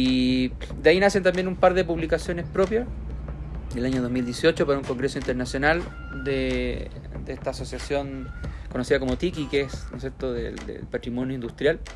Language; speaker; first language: Spanish; native; Spanish